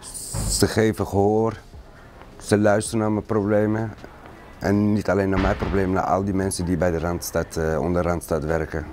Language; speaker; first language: Dutch; non-native, local second language; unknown